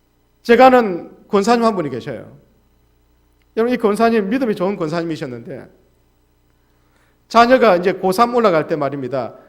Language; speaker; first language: Korean; native; Korean